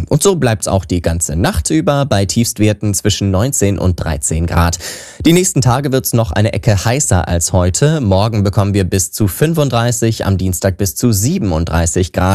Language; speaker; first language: German; native; German